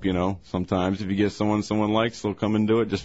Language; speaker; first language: English; native; English